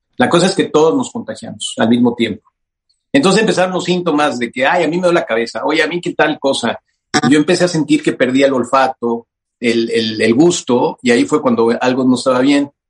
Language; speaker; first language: Spanish; native; Spanish